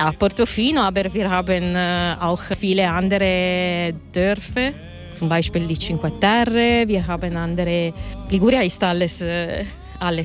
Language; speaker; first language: German; non-native, learner; Italian